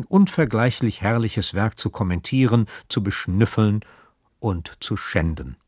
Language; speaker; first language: German; native; German